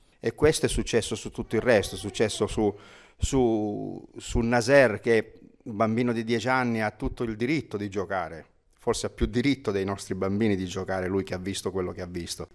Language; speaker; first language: Italian; native; Italian